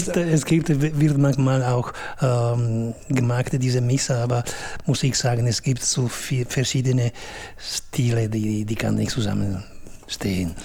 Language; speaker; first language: German; non-native, fluent; Italian